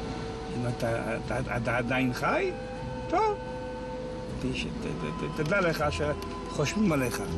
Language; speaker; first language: Hebrew; non-native, fluent; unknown